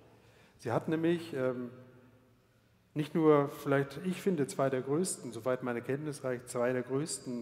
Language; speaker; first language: German; native; German